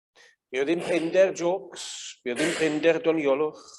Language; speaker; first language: Welsh; native; Welsh